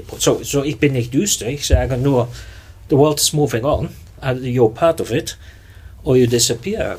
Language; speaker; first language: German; non-native, fluent; Dutch